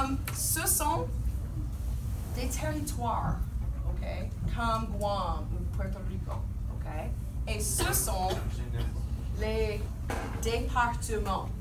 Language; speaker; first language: French; non-native, fluent; English